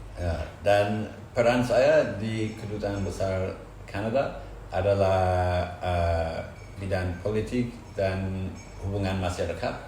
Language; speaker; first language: Indonesian; non-native, fluent; English